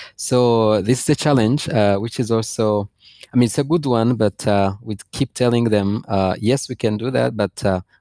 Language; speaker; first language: English; non-native, fluent; Rundi